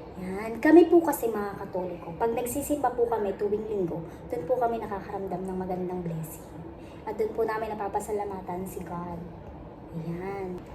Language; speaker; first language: Filipino; native; Filipino